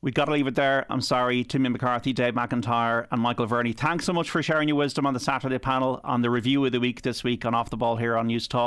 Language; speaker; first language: English; native; English